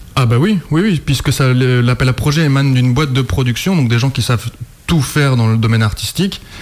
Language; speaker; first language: French; native; French